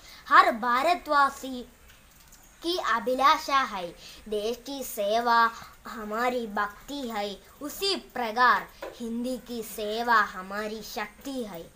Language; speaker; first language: Hindi; non-native, local second language; Malayalam